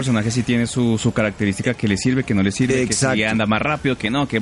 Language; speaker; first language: Spanish; native; Spanish